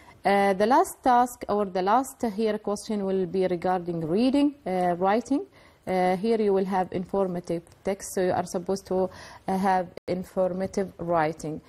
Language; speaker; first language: English; non-native, fluent; Arabic